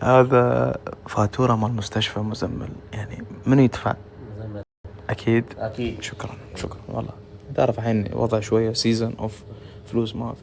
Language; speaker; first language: Arabic; native; Arabic